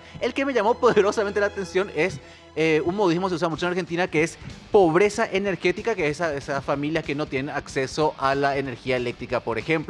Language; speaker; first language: Spanish; native; Spanish